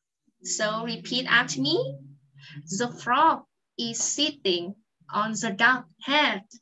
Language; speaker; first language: English; non-native, fluent; Vietnamese